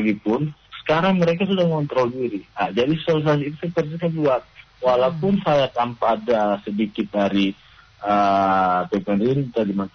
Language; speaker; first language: Indonesian; native; Indonesian